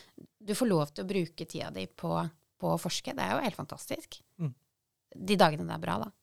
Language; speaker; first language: Norwegian; native; Norwegian